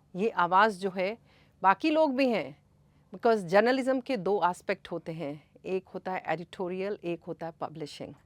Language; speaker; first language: Hindi; native; Hindi